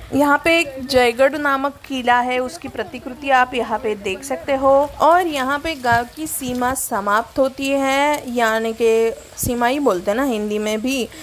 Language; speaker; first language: Hindi; non-native, local second language; Marathi